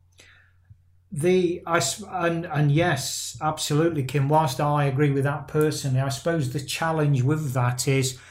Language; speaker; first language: English; native; English